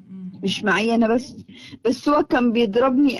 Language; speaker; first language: Arabic; native; Arabic